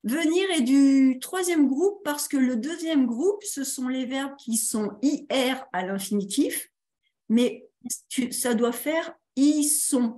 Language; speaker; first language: French; native; French